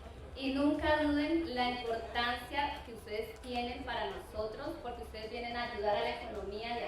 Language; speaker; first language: Spanish; native; Spanish